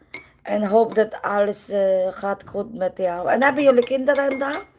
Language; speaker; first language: Dutch; non-native, learner; Filipino